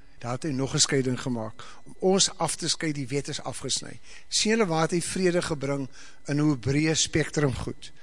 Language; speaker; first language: Afrikaans; native; Afrikaans